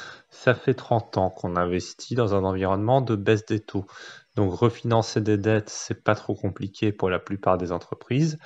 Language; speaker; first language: French; native; French